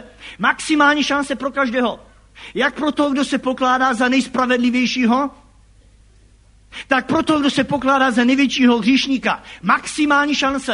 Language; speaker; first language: Czech; native; Czech